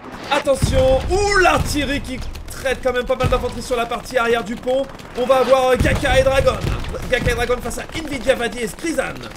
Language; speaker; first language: French; native; French